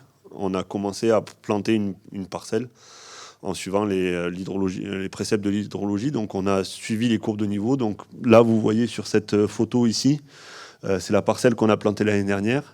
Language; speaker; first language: French; native; French